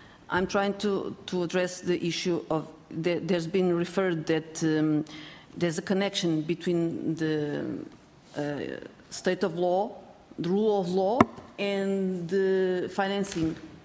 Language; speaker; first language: English; non-native, learner; Portuguese